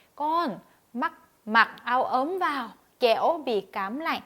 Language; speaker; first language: Vietnamese; non-native, fluent; Korean